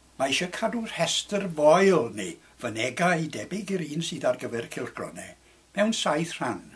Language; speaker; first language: Welsh; non-native, local second language; English